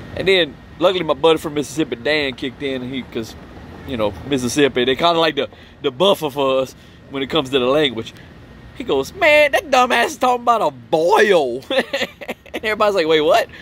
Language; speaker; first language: English; native; English